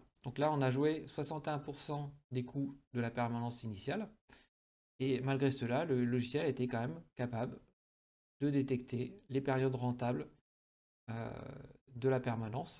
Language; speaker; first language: French; native; French